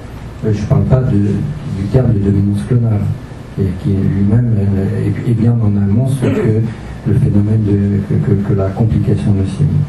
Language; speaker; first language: French; native; French